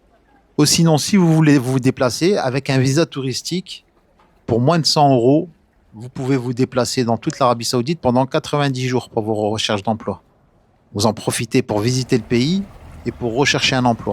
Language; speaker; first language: French; native; French